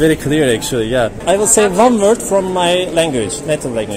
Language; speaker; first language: English; non-native, learner; Turkish